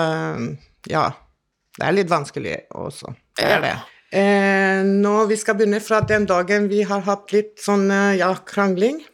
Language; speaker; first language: Norwegian; non-native, fluent; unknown